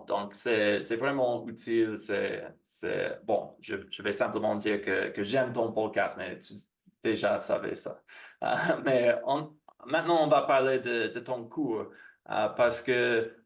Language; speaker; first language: French; non-native, fluent; English